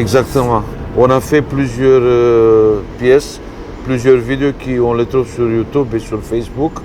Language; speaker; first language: French; non-native, fluent; Romanian